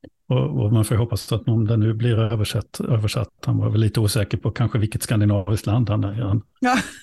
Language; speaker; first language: Swedish; native; Swedish